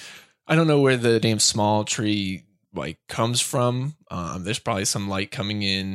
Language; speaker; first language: English; native; English